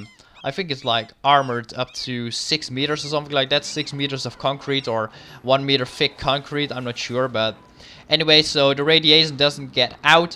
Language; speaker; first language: English; non-native, fluent; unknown